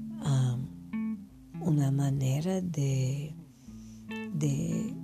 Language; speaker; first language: Spanish; non-native, fluent; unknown